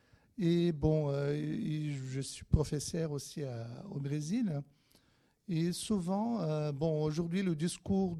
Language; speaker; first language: French; non-native, fluent; Portuguese